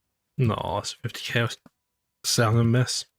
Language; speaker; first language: English; native; English